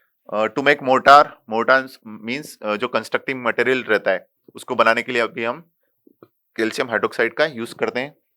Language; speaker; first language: Hindi; native; Hindi